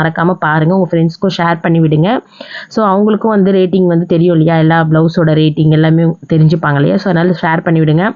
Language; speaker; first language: Tamil; native; Tamil